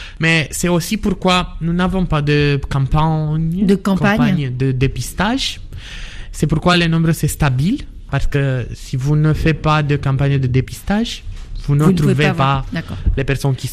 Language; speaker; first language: French; non-native, learner; Romanian